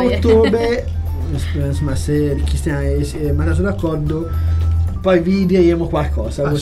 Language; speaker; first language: Italian; native; Italian